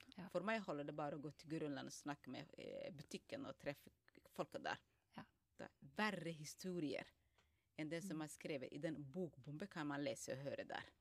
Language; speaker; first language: Norwegian; non-native, fluent; Somali